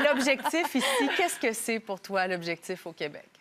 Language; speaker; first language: French; native; French